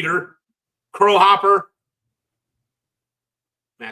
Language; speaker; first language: English; native; English